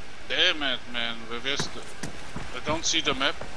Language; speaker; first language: English; non-native, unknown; German